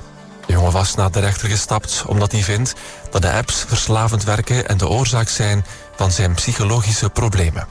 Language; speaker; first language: Dutch; native; Dutch